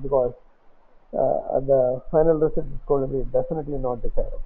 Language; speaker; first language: English; non-native, local second language; Tamil